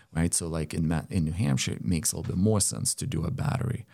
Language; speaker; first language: English; non-native, fluent; Lithuanian